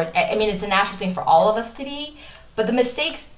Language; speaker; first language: English; native; English